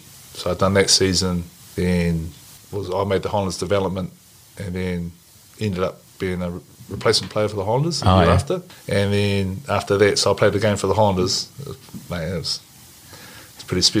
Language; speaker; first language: English; native; English